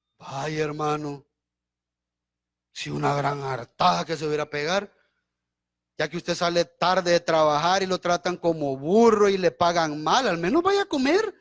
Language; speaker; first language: Spanish; native; Spanish